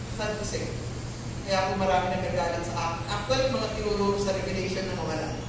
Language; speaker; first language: Filipino; native; Filipino